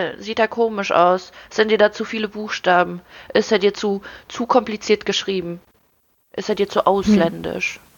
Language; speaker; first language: German; early bilingual, other home language; Russian